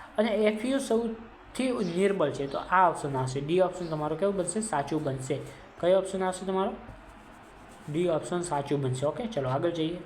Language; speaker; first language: Gujarati; non-native, local second language; Marwari